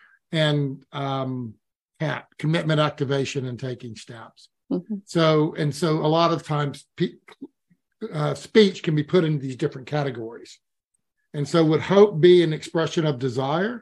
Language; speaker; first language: English; native; English